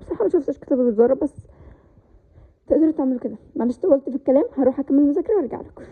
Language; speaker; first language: Arabic; native; Arabic